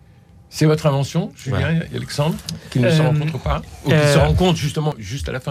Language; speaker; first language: French; native; French